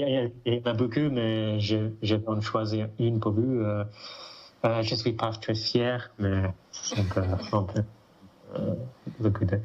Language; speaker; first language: French; non-native, fluent; English